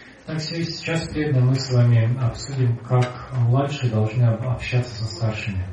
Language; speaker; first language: Russian; native; Russian